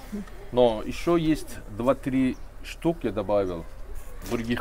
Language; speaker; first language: Russian; non-native, learner; Turkish